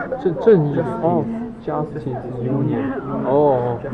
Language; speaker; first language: English; non-native, learner; Chinese